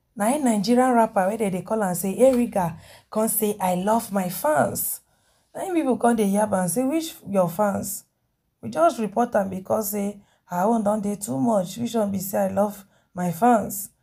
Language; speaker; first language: Nigerian Pidgin; native; Nigerian Pidgin